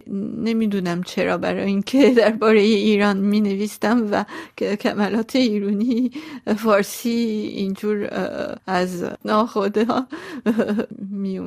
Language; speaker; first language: Persian; non-native, local second language; Armenian